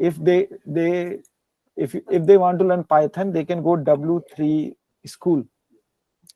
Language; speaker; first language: English; non-native, learner; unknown